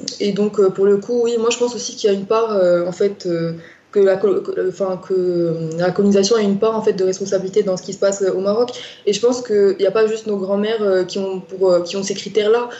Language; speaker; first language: French; non-native, local second language; Arabic